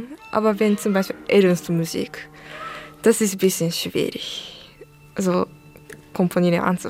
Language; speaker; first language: German; non-native, learner; Japanese